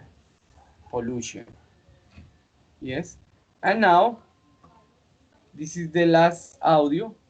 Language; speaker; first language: English; non-native, fluent; Spanish